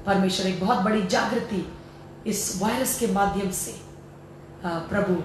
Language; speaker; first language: Hindi; non-native, local second language; Malayalam